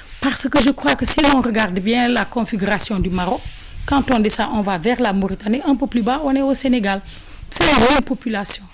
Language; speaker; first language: French; non-native, local second language; Wolof